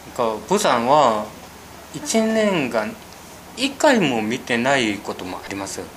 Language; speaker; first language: Japanese; non-native, learner; Korean